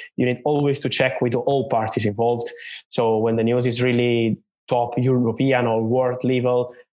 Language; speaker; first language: English; non-native, fluent; Italian